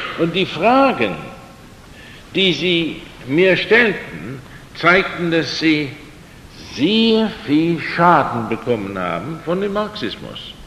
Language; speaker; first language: German; non-native, fluent; English